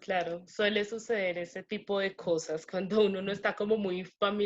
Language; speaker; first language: Spanish; native; Spanish